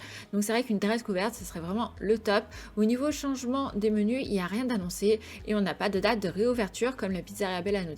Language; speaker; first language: French; native; French